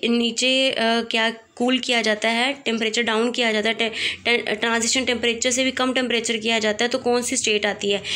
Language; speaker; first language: Hindi; non-native, local second language; Punjabi